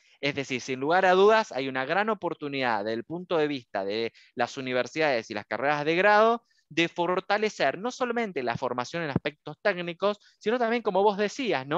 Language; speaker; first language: Spanish; native; Spanish